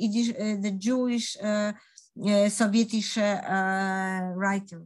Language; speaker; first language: English; non-native, learner; Polish